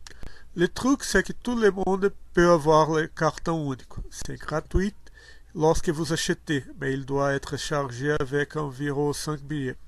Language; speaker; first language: French; non-native, learner; Portuguese